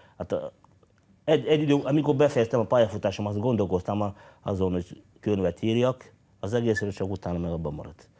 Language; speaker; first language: Hungarian; non-native, fluent; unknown